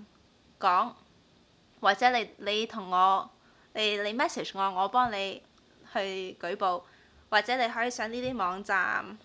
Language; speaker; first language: Cantonese; early bilingual, heritage; Cantonese